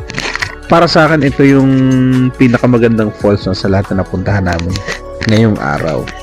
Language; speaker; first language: Filipino; native; Filipino